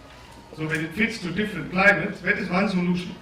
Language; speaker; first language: English; non-native, fluent; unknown